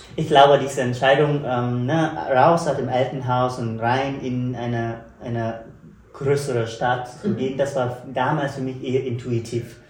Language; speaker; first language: German; non-native, fluent; Vietnamese